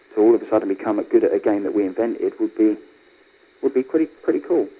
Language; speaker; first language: English; native; English